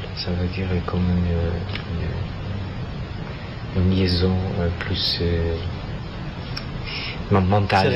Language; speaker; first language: French; non-native, fluent; Portuguese